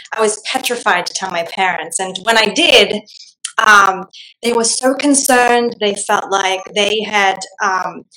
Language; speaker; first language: English; non-native, local second language; Gujarati